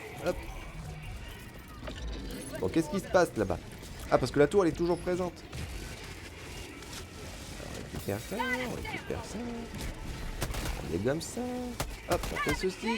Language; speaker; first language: French; native; French